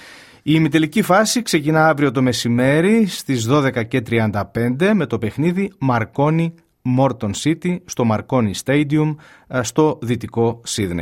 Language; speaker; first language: Greek; native; Greek